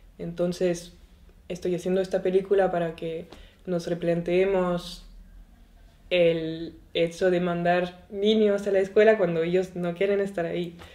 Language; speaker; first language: Spanish; non-native, fluent; French